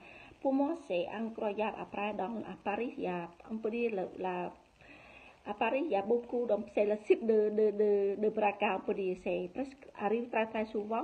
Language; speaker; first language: French; non-native, learner; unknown